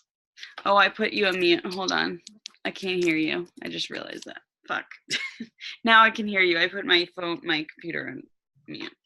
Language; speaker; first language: English; native; English